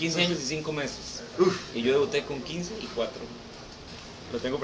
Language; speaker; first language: Spanish; native; Spanish